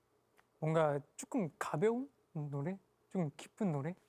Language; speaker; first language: Korean; non-native, fluent; Chinese